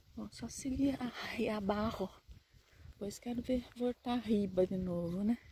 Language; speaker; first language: Portuguese; native; Portuguese